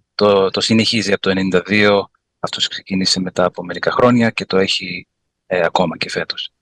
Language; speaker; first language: Greek; early bilingual, heritage; Greek